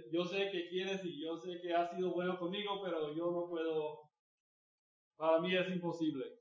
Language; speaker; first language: Spanish; non-native, fluent; English